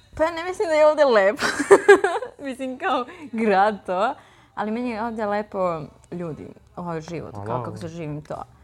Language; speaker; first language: Serbian; non-native, fluent; Chinese